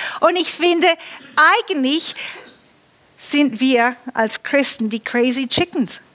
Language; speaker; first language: German; non-native, fluent; English